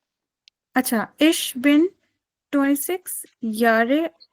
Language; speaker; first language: German; non-native, learner; Urdu